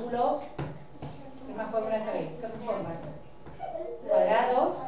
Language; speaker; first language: Spanish; native; Spanish